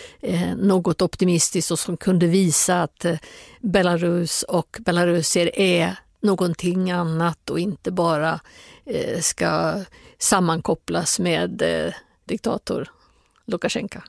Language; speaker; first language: Swedish; native; Swedish